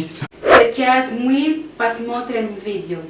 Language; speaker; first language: Russian; non-native, learner; Portuguese